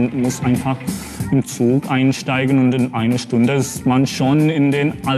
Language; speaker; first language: German; non-native, fluent; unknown